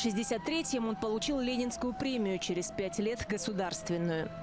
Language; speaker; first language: Russian; native; Russian